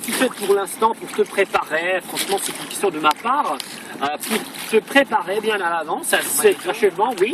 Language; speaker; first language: French; non-native, fluent; Russian